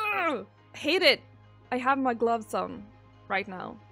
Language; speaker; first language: English; non-native, fluent; Swedish